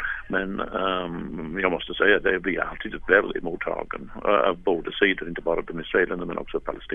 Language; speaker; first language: Swedish; non-native, fluent; English